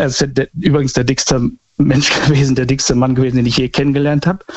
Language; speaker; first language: German; native; German